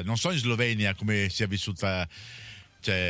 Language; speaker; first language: Italian; native; Italian